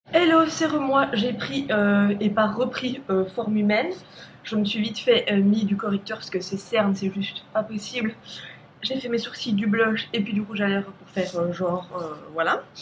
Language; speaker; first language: French; native; French